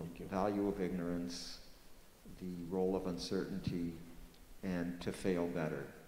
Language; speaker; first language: English; non-native, fluent; Portuguese